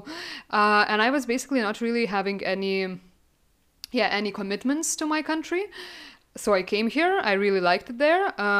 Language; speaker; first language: English; non-native, fluent; Lithuanian